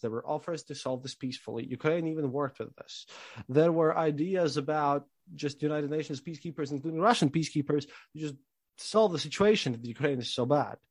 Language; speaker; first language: English; non-native, fluent; Latvian